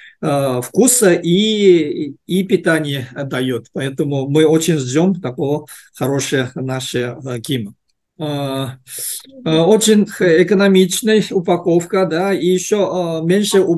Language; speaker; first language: Russian; non-native, learner; Korean